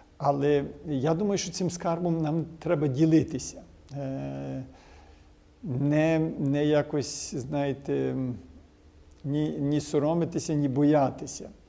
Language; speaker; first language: Ukrainian; early bilingual, heritage; Ukrainian